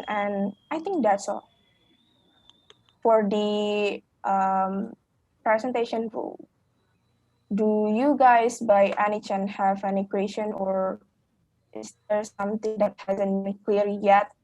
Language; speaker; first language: English; non-native, learner; Indonesian